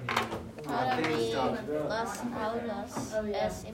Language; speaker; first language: Spanish; non-native, learner; English